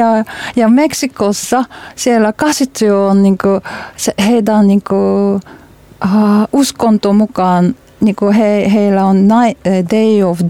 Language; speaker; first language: Finnish; non-native, learner; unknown